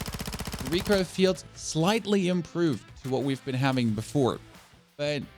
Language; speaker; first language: English; non-native, fluent; German